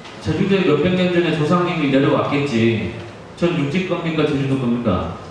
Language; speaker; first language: Korean; native; Korean